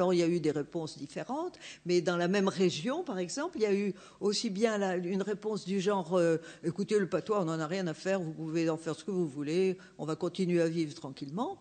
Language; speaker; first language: French; native; French